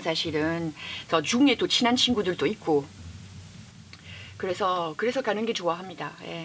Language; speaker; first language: Korean; non-native, fluent; French